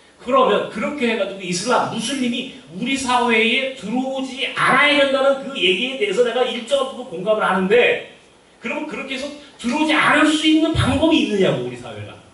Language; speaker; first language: Korean; native; Korean